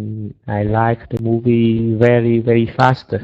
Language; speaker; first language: English; non-native, learner; Vietnamese